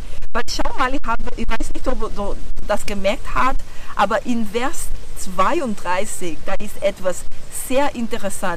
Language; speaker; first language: German; non-native, fluent; Portuguese